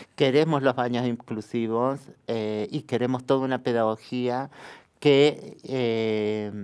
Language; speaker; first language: Spanish; native; Spanish